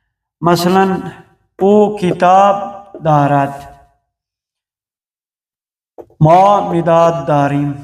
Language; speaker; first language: Persian; non-native, fluent; Urdu